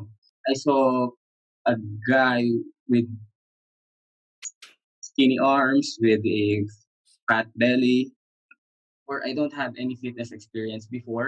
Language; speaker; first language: English; non-native, local second language; Filipino